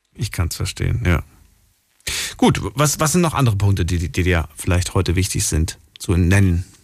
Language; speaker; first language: German; native; German